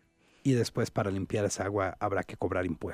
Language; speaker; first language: Spanish; native; Spanish